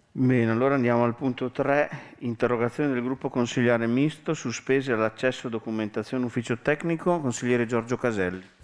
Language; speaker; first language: Italian; native; Italian